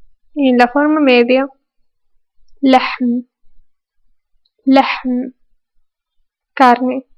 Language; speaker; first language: Spanish; non-native, fluent; Arabic